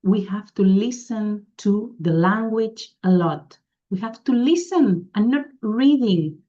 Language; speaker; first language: English; non-native, fluent; Catalan